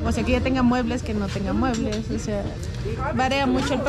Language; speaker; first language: Spanish; native; Spanish